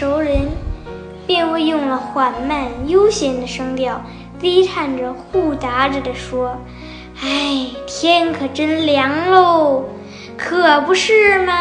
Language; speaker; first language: Chinese; early bilingual, heritage; Chinese